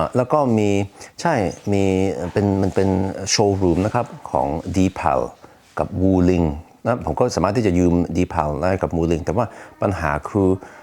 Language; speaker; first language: Thai; non-native, fluent; Swedish